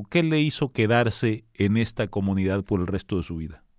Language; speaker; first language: Spanish; native; Spanish